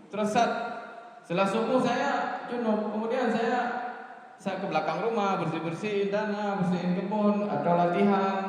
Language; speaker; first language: Malay; non-native, local second language; Achinese